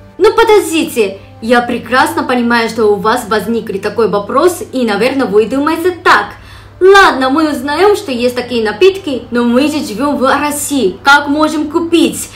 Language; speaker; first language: Russian; non-native, fluent; Japanese